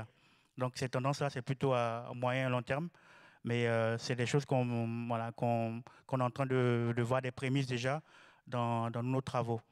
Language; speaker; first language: French; native; French